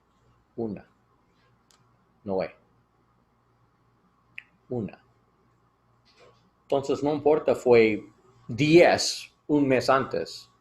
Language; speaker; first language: Spanish; non-native, learner; English